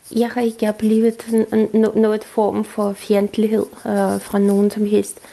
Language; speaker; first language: Danish; non-native, fluent; Russian